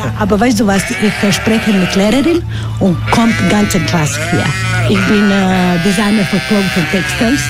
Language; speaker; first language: German; non-native, learner; Croatian